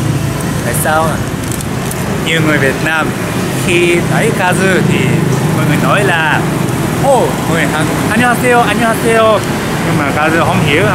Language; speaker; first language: Vietnamese; non-native, learner; Japanese